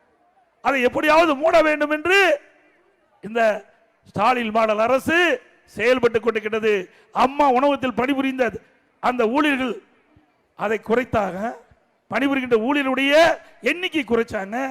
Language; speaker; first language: Tamil; native; Tamil